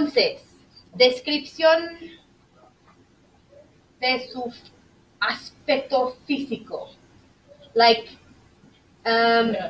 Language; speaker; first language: Spanish; non-native, fluent; English